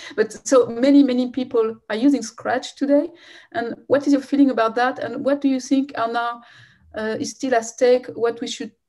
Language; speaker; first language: English; non-native, fluent; French